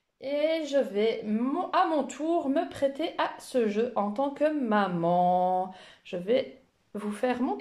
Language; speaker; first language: French; native; French